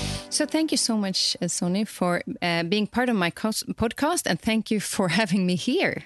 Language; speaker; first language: English; non-native, fluent; Swedish